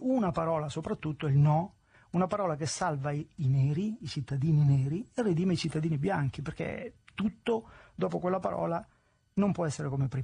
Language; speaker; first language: Italian; native; Italian